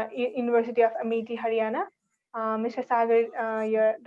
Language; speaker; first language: English; non-native, local second language; Nepali